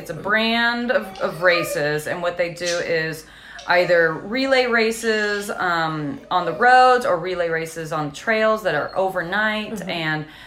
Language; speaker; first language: English; native; English